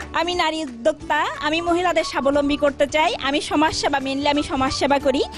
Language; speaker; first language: Bangla; native; Bangla